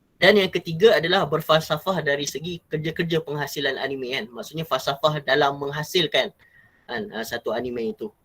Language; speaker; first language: Malay; native; Malay